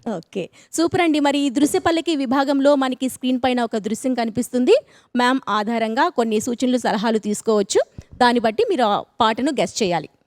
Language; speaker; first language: Telugu; native; Telugu